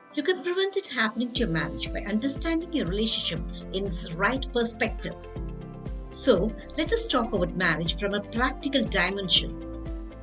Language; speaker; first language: English; non-native, local second language; Tamil